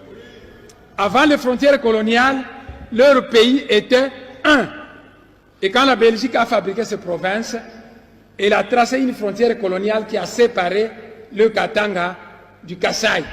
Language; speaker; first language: French; non-native, local second language; Kongo